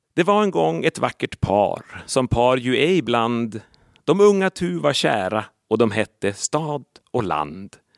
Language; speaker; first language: Swedish; native; Swedish